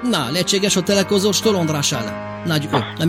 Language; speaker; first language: Hungarian; non-native, fluent; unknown